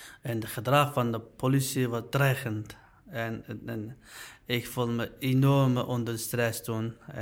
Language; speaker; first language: Dutch; non-native, learner; Uyghur